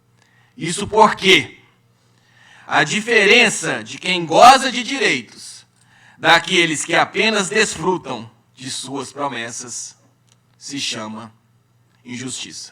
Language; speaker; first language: Portuguese; native; Portuguese